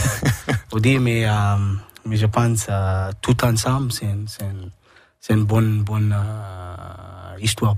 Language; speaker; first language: French; non-native, learner; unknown